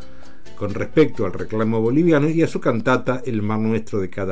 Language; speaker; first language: Spanish; native; Spanish